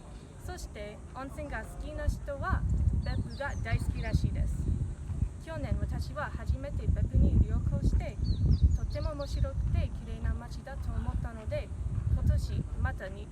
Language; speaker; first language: Japanese; non-native, learner; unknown